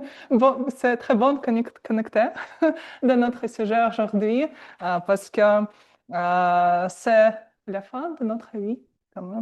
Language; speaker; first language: French; non-native, learner; Russian